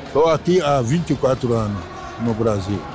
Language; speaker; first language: Portuguese; non-native, fluent; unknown